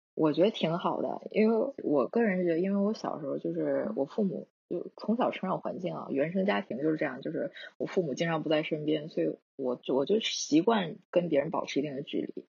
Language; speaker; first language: Chinese; non-native, local second language; Korean